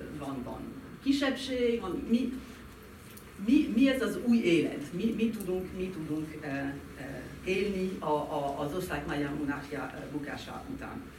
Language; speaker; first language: Hungarian; non-native, fluent; French